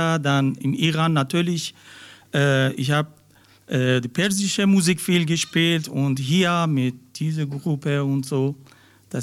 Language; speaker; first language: German; non-native, learner; Persian